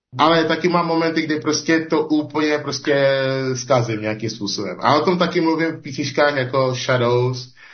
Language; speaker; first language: Czech; non-native, fluent; English